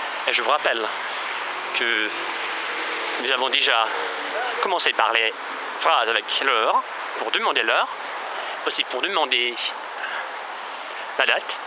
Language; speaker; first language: French; non-native, fluent; Russian